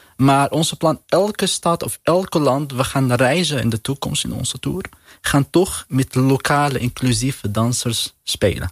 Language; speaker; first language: Dutch; non-native, learner; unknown